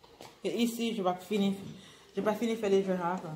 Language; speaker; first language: French; non-native, fluent; English